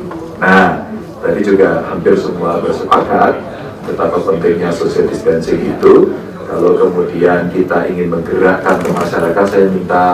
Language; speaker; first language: Indonesian; native; Indonesian